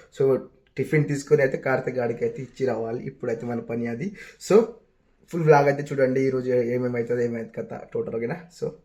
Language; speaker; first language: Telugu; native; Telugu